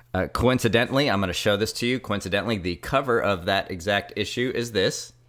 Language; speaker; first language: English; native; English